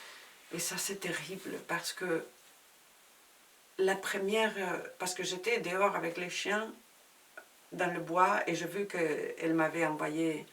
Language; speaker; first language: French; non-native, fluent; Spanish